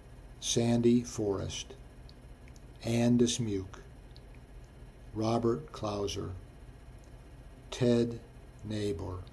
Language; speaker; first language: English; native; English